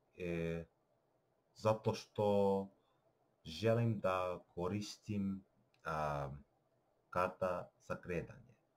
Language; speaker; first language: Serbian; non-native, learner; Russian